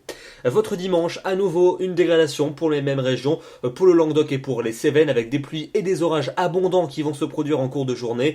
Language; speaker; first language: French; native; French